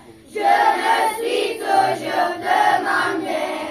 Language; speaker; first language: French; non-native, learner; Turkish